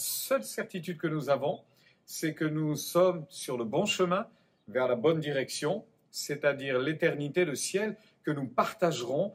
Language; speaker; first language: French; native; French